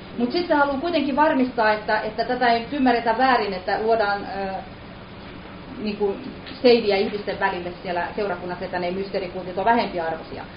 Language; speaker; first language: Finnish; native; Finnish